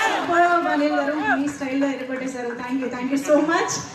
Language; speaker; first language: Telugu; native; Telugu